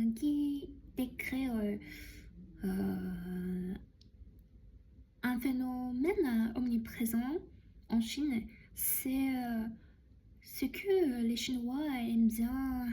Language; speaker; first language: French; non-native, learner; Chinese